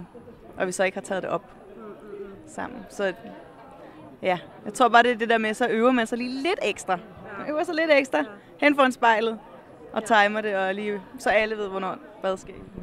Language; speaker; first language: Danish; native; Danish